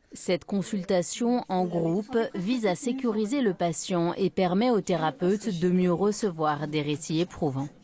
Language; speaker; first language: French; native; French